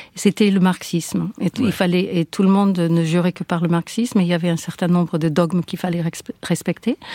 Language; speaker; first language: French; non-native, fluent; English